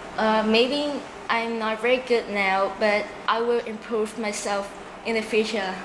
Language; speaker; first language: English; non-native, learner; Vietnamese